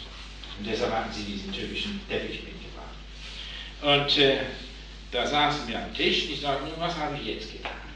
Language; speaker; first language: German; non-native, fluent; English